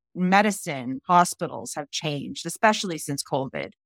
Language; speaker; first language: English; native; English